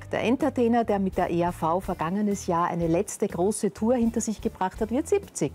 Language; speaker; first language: German; native; German